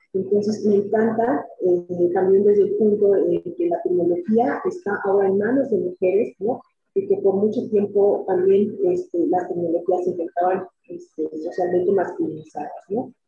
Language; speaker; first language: Spanish; native; Spanish